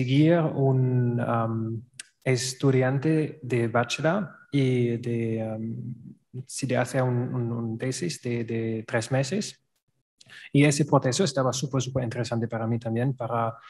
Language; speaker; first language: Spanish; non-native, learner; German